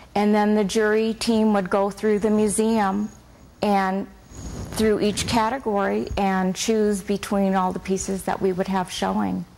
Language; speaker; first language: English; native; English